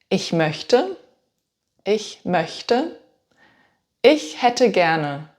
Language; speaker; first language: German; non-native, fluent; English